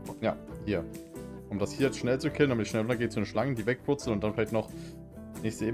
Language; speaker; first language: German; native; German